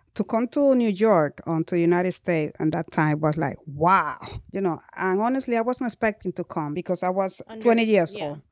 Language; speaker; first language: English; non-native, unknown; Spanish